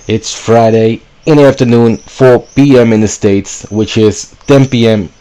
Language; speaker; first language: English; non-native, fluent; Dutch